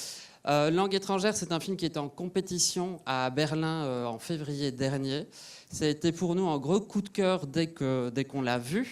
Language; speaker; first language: French; native; French